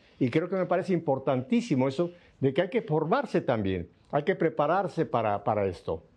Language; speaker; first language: Spanish; native; Spanish